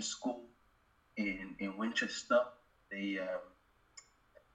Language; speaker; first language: English; native; English